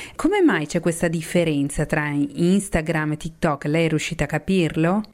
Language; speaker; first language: Italian; native; Italian